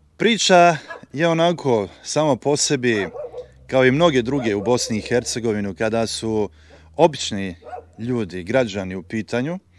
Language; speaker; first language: Croatian; native; Croatian